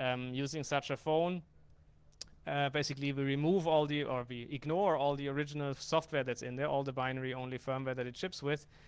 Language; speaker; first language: English; non-native, fluent; German